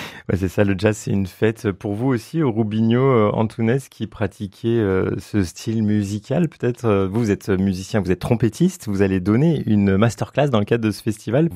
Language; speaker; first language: French; native; French